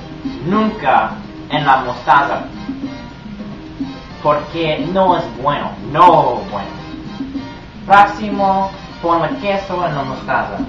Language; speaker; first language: Spanish; non-native, learner; English